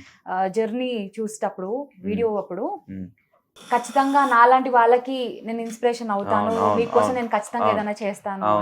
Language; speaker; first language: Telugu; native; Telugu